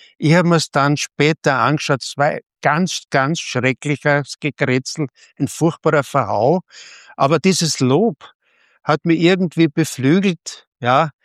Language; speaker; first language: German; native; German